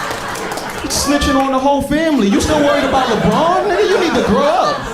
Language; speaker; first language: English; native; English